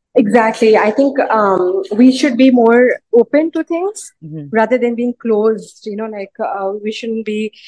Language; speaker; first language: English; early bilingual, other home language; Urdu